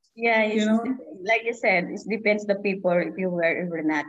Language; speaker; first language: English; non-native, local second language; Filipino